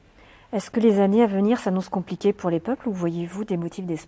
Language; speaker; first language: French; native; French